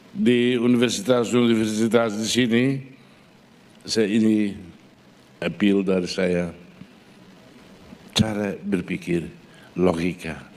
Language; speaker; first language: Indonesian; non-native, fluent; Portuguese